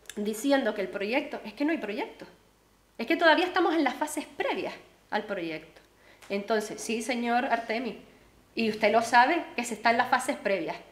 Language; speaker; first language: Spanish; native; Spanish